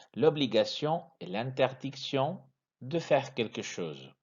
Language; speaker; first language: French; non-native, fluent; Spanish